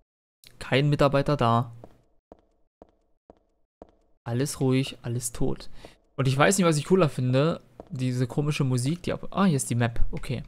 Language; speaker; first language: German; native; German